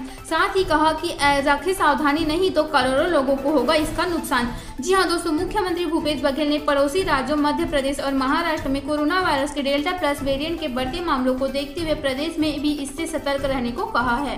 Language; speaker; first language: Hindi; native; Hindi